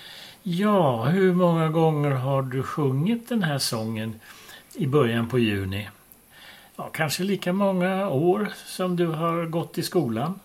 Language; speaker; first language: Swedish; native; Swedish